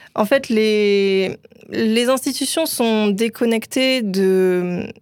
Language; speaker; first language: French; native; French